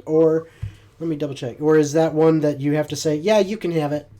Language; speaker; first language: English; native; English